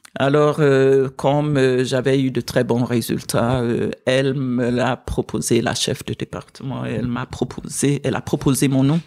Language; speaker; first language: French; non-native, fluent; English